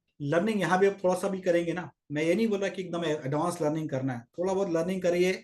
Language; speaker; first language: Hindi; native; Hindi